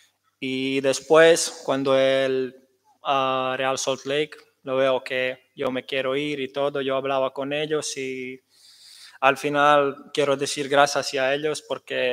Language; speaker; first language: Spanish; non-native, fluent; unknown